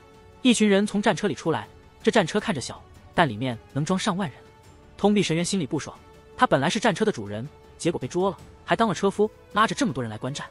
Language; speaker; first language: Chinese; native; Chinese